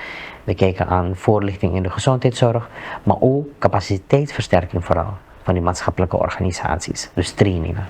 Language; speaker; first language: Dutch; native; Dutch